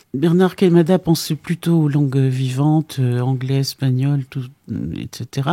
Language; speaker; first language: French; native; French